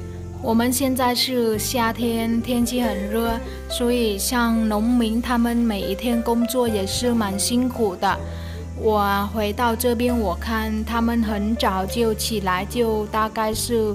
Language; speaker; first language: Chinese; non-native, fluent; Vietnamese